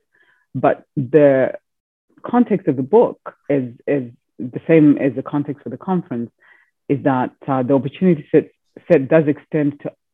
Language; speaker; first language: English; non-native, local second language; Shona